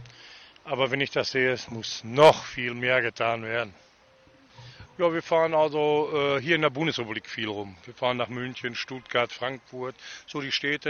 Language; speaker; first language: German; native; German